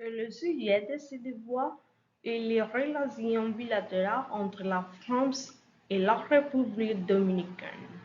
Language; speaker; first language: French; non-native, learner; Spanish